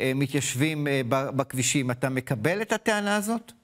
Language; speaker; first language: Hebrew; native; Hebrew